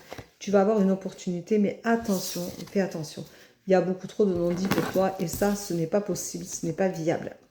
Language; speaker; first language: French; native; French